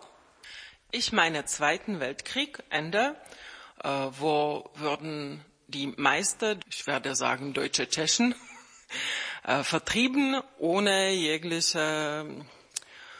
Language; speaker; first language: German; non-native, fluent; Czech